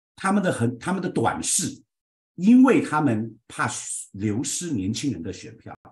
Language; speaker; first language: Chinese; early bilingual, heritage; Chinese